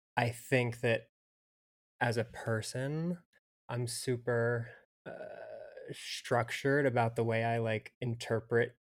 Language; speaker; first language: English; native; English